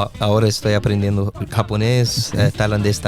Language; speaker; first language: Spanish; non-native, fluent; English